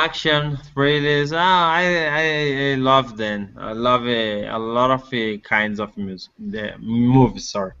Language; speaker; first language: English; non-native, learner; Portuguese